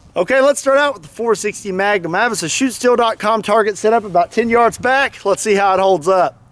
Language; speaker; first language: English; native; English